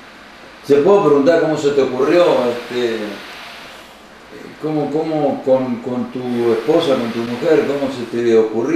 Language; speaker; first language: Spanish; native; Spanish